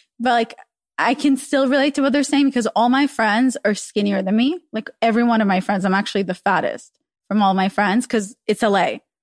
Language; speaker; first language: English; early bilingual, other home language; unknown